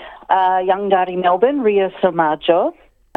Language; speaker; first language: Indonesian; non-native, fluent; English